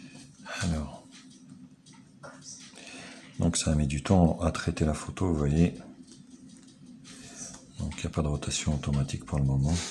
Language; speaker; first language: French; native; French